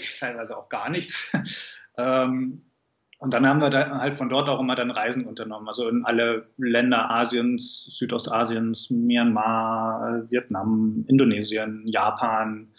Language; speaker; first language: German; native; German